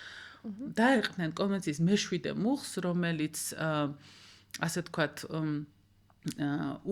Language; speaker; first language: Georgian; native; Georgian